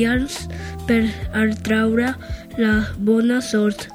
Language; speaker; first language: Catalan; early bilingual, other home language; Chinese